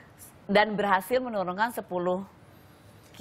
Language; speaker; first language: Indonesian; native; Indonesian